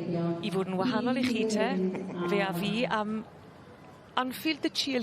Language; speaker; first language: Welsh; native; Welsh